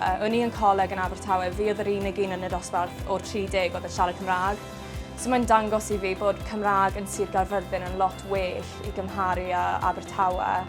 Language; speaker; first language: Welsh; native; Welsh